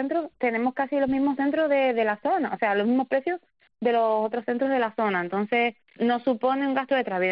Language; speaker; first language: Spanish; native; Spanish